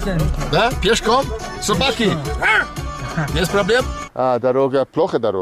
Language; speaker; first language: Russian; non-native, learner; English